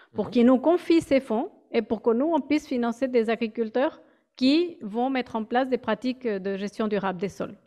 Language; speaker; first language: French; non-native, fluent; Spanish